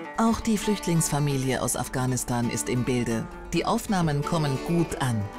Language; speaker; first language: German; native; German